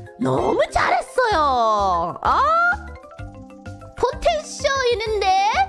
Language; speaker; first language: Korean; non-native, learner; English